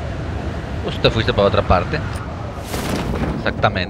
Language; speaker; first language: Spanish; native; Spanish